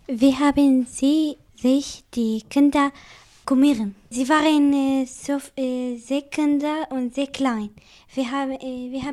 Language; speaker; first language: German; non-native, learner; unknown